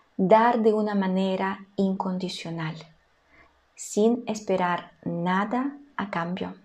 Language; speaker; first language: Spanish; non-native, fluent; Russian